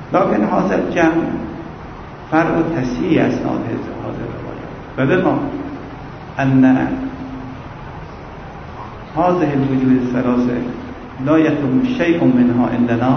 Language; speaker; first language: Arabic; non-native, fluent; Persian